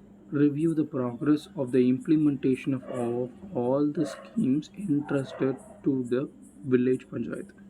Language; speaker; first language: English; non-native, local second language; Tamil